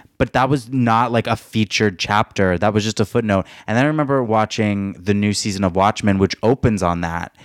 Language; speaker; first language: English; native; English